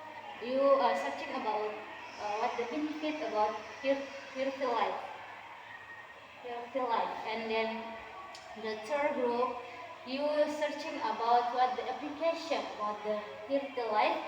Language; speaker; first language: English; non-native, learner; Indonesian